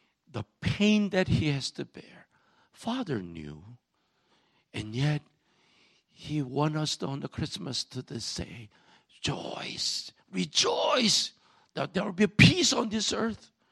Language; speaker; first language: English; non-native, fluent; Korean